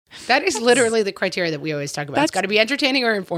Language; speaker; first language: English; native; English